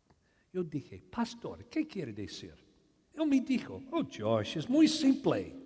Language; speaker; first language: Spanish; non-native, learner; English